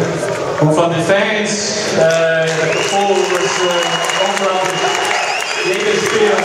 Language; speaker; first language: German; non-native, learner; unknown